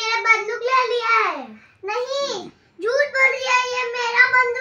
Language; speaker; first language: Hindi; non-native, local second language; Tamil